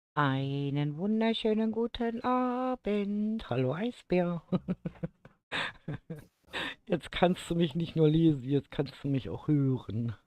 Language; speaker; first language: German; native; German